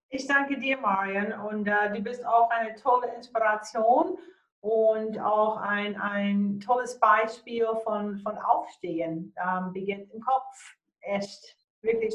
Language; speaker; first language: German; non-native, fluent; English